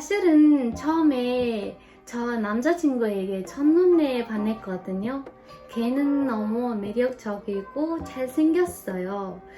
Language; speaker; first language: Korean; non-native, fluent; Mongolian